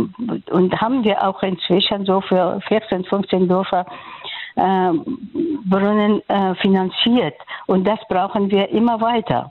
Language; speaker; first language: German; non-native, learner; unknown